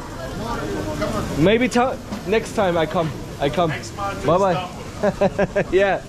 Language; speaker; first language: English; non-native, fluent; German